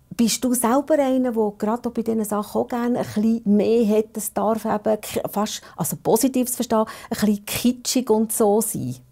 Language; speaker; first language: German; native; German